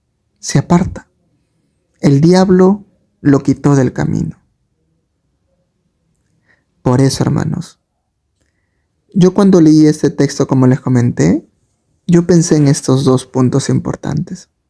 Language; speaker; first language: Spanish; native; Spanish